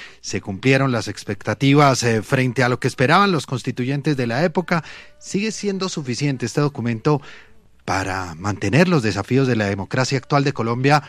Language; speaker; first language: Spanish; native; Spanish